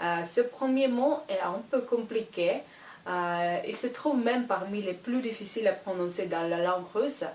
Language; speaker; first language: French; non-native, fluent; Russian